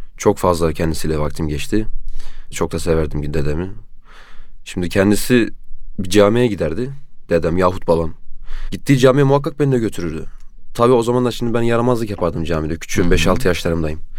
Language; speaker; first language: Turkish; native; Turkish